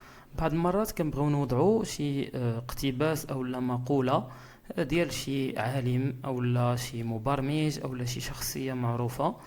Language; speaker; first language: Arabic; native; Arabic